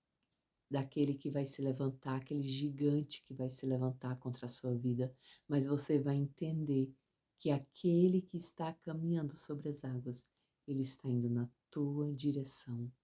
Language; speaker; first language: Portuguese; native; Portuguese